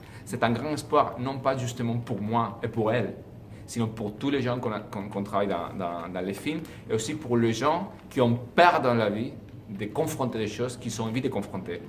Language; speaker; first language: French; non-native, fluent; Spanish